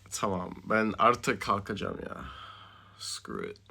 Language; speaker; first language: Turkish; early bilingual, heritage; Turkish